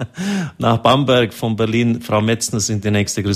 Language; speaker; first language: German; native; German